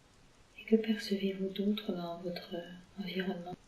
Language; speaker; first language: French; native; French